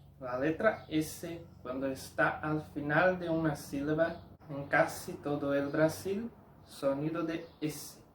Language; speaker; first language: Spanish; non-native, fluent; Portuguese